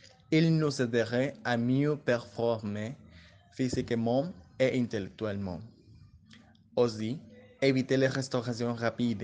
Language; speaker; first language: French; non-native, learner; Spanish